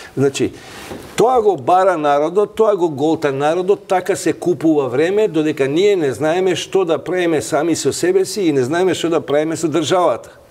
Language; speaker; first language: Macedonian; non-native, local second language; Albanian